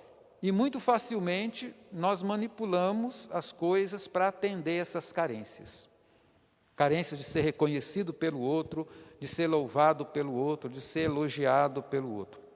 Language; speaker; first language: Portuguese; native; Portuguese